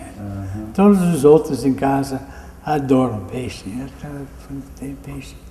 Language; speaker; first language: Portuguese; non-native, fluent; English